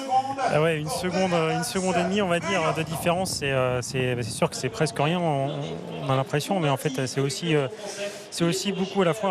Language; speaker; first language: French; native; French